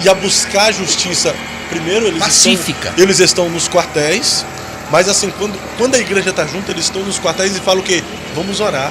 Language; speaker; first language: Portuguese; native; Portuguese